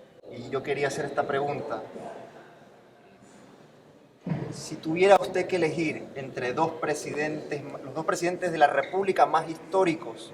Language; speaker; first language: Spanish; native; Spanish